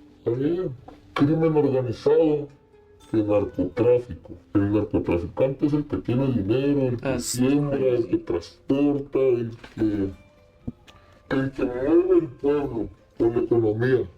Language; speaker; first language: Spanish; native; Spanish